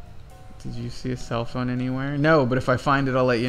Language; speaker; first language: English; native; English